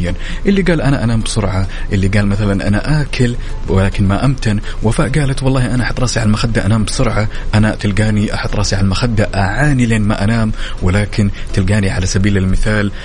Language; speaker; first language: Arabic; native; Arabic